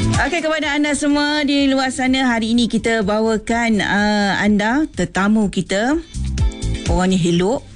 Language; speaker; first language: Malay; native; Malay